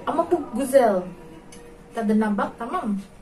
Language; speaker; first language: Turkish; non-native, learner; Indonesian